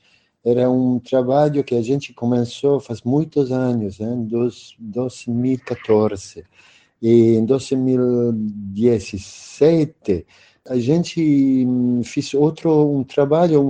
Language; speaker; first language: Portuguese; non-native, fluent; Italian